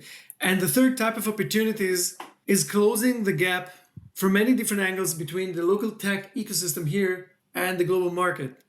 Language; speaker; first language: English; non-native, fluent; Hebrew